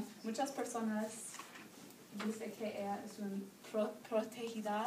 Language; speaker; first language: Spanish; non-native, learner; English